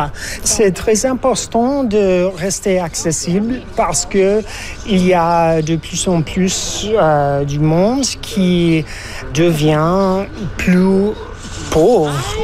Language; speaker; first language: French; non-native, fluent; English